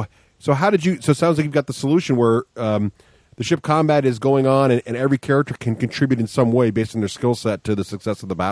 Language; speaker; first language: English; native; English